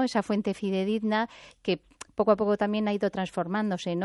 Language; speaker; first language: Spanish; native; Spanish